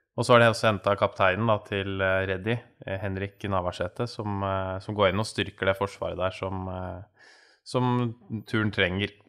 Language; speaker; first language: Norwegian; native; Norwegian